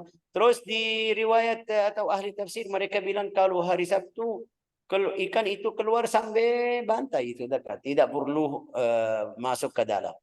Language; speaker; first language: Indonesian; non-native, fluent; Arabic